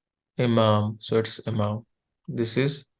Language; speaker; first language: English; non-native, fluent; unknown